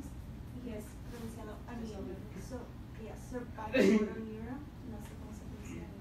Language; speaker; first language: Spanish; early bilingual, heritage; Spanish